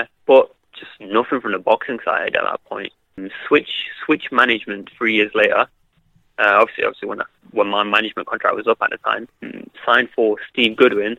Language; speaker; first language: English; native; English